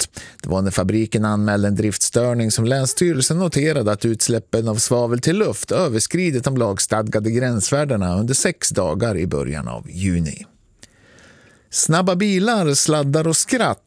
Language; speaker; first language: Swedish; native; Swedish